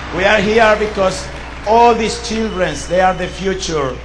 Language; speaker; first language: English; non-native, fluent; Spanish